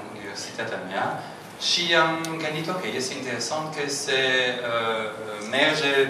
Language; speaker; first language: Romanian; non-native, learner; French